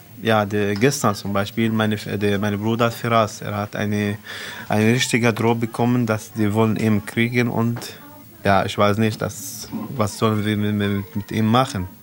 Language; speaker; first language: German; non-native, learner; Arabic